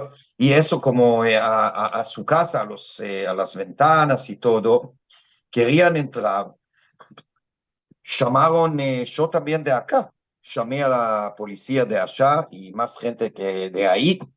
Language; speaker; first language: Spanish; non-native, fluent; Hebrew